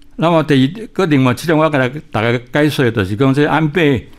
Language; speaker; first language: Min Nan Chinese; native; Min Nan Chinese